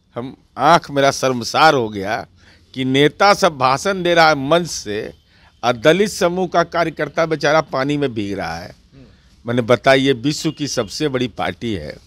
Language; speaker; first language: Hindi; native; Hindi